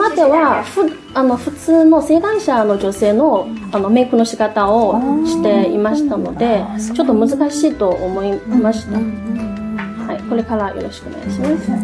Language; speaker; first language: Japanese; non-native, fluent; Chinese